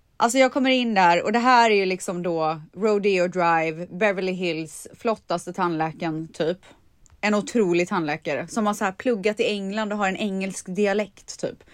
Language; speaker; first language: Swedish; native; Swedish